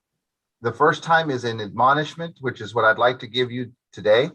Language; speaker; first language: English; native; English